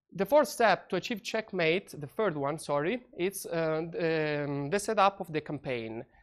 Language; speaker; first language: English; non-native, fluent; Italian